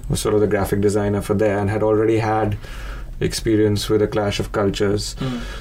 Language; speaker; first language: English; non-native, local second language; Hindi